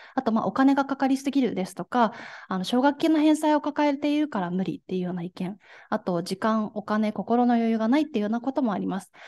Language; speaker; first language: Japanese; native; Japanese